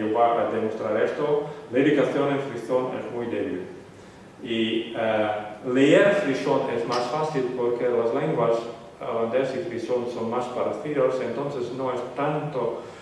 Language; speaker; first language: Spanish; non-native, fluent; Western Frisian